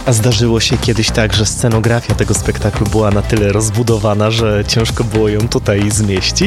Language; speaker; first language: Polish; native; Polish